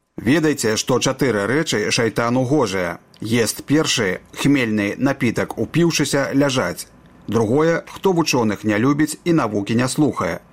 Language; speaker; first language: Belarusian; native; Belarusian